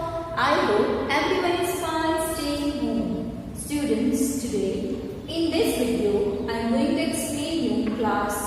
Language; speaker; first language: English; non-native, local second language; Hindi